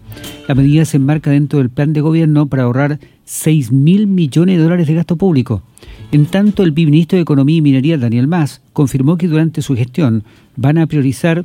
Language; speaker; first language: Spanish; native; Spanish